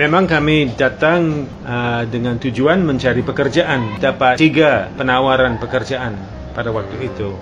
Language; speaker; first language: Indonesian; non-native, fluent; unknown